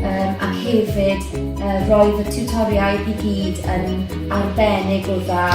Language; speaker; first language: Welsh; non-native, learner; English